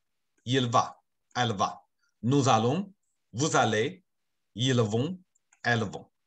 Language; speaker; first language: French; non-native, fluent; Chinese